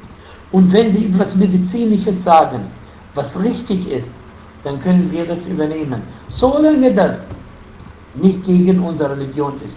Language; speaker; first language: German; non-native, fluent; Arabic